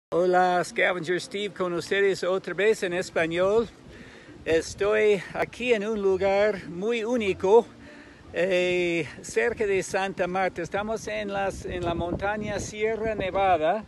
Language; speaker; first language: Spanish; non-native, fluent; English